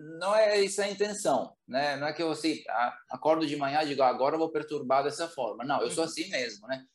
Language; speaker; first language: Portuguese; non-native, fluent; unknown